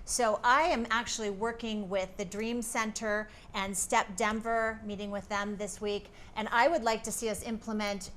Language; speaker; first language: English; native; English